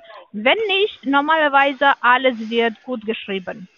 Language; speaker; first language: German; non-native, learner; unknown